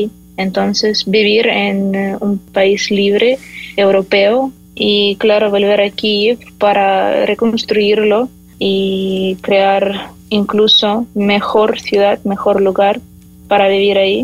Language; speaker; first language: Spanish; non-native, fluent; Ukrainian